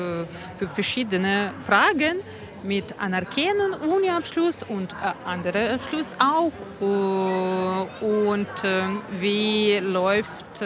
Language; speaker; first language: German; non-native, learner; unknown